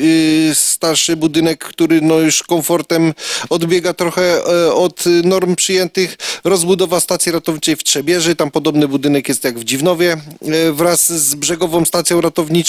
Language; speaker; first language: Polish; native; Polish